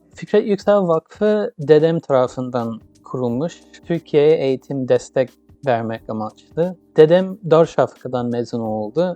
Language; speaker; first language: Turkish; early bilingual, heritage; English